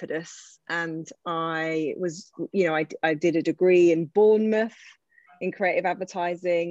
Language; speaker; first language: English; native; English